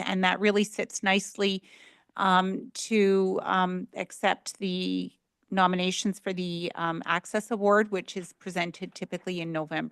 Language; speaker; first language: English; native; English